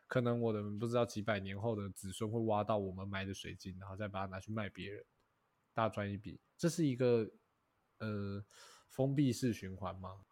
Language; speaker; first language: Chinese; native; Chinese